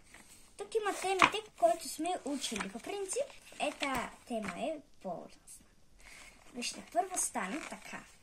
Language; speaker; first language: Bulgarian; early bilingual, heritage; Bulgarian